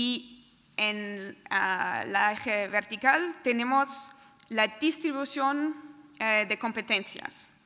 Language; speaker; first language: Spanish; non-native, fluent; German